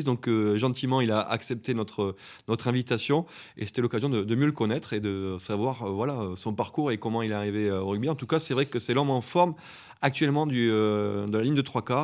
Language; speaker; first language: French; native; French